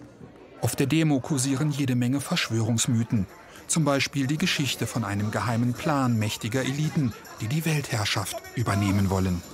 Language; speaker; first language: German; native; German